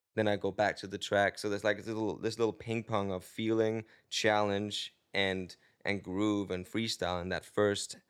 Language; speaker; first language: English; non-native, fluent; Danish